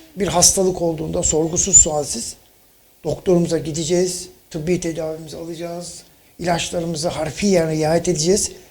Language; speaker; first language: Turkish; native; Turkish